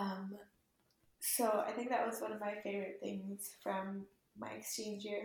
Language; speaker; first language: English; non-native, local second language; Urdu